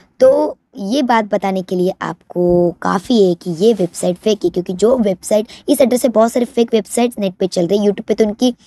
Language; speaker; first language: Hindi; native; Hindi